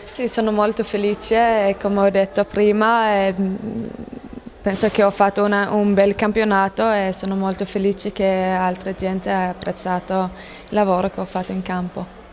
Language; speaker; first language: Italian; non-native, fluent; Swedish